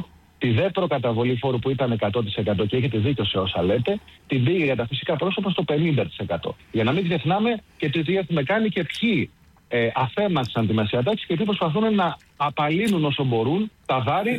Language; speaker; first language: Greek; native; Greek